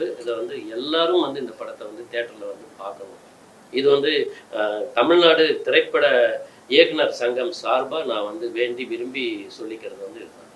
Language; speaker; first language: Tamil; native; Tamil